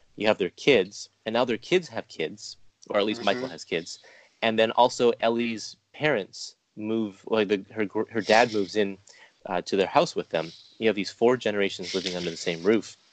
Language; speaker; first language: English; native; English